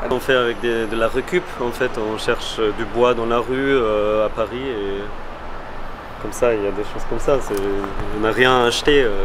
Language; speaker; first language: French; non-native, fluent; German